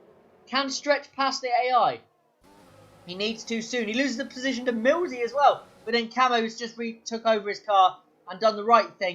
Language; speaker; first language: English; native; English